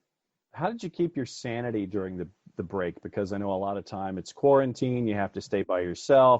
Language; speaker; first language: English; native; English